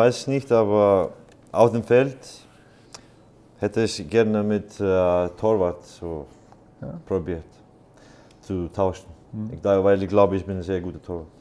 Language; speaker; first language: German; non-native, fluent; Icelandic